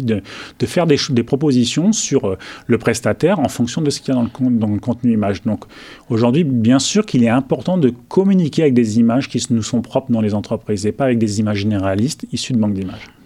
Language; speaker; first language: French; native; French